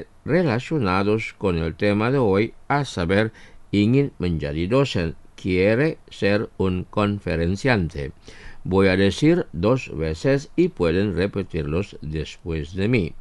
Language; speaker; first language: Spanish; non-native, fluent; Indonesian